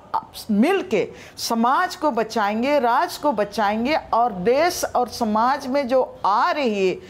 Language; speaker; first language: Hindi; non-native, local second language; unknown